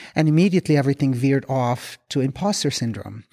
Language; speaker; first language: English; non-native, fluent; Arabic